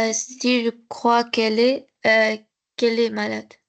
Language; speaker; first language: French; non-native, learner; Arabic